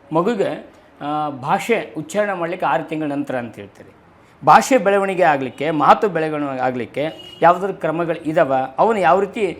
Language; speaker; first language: Kannada; native; Kannada